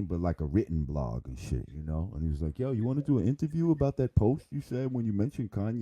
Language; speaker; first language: English; native; English